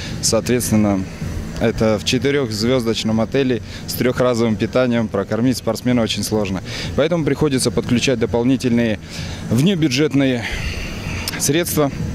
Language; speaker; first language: Russian; native; Russian